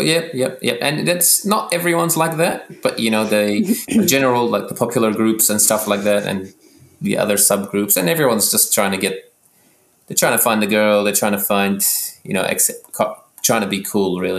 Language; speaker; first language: English; early bilingual, other home language; Arabic